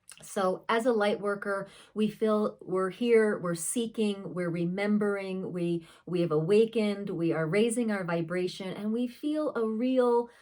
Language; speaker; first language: English; native; English